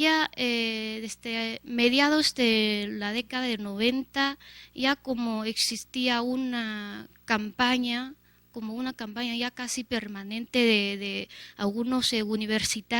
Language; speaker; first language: Spanish; non-native, fluent; Chinese